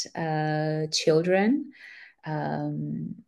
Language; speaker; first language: English; early bilingual, other home language; Macedonian